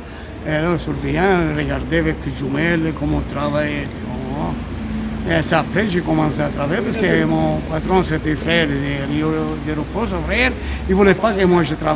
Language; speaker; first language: French; non-native, learner; Italian